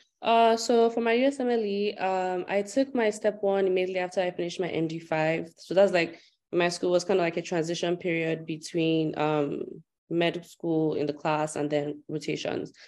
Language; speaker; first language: English; non-native, local second language; Yoruba